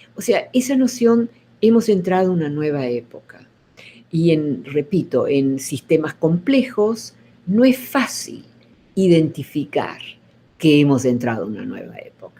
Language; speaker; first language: Spanish; early bilingual, other home language; Dutch